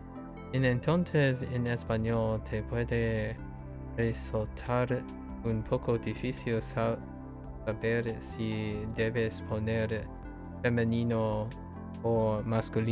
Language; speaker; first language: Spanish; non-native, learner; English